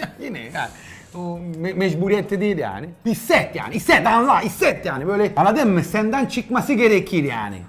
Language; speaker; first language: Turkish; non-native, fluent; Italian